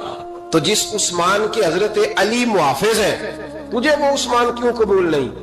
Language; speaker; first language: Urdu; native; Urdu